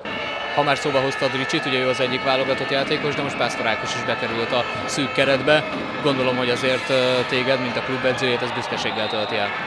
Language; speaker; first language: Hungarian; native; Hungarian